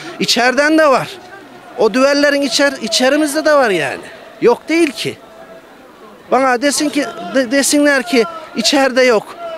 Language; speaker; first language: Turkish; native; Turkish